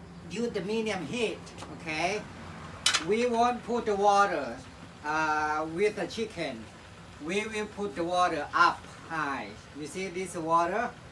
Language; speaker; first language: English; non-native, learner; Thai